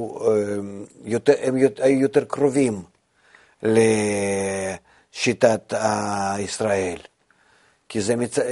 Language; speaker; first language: Hebrew; non-native, fluent; Russian